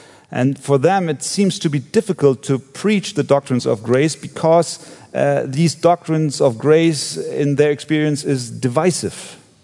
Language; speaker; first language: English; non-native, fluent; German